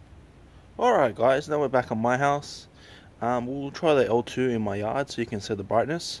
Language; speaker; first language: English; native; English